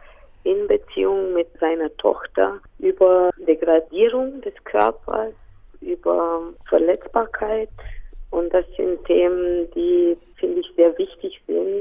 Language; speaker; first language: German; non-native, local second language; Romanian